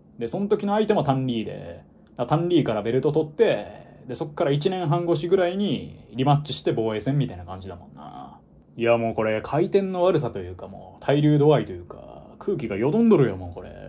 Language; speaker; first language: Japanese; native; Japanese